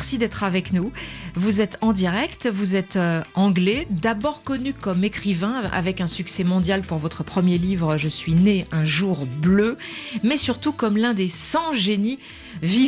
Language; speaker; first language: French; native; French